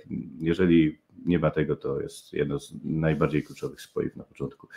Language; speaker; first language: Polish; native; Polish